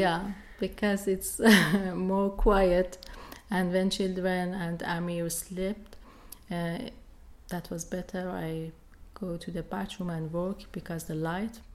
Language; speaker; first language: English; non-native, learner; Persian